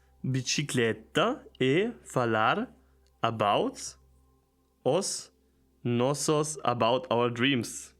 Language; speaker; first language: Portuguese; non-native, learner; German